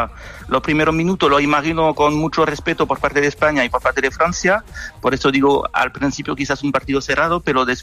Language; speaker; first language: Spanish; non-native, fluent; French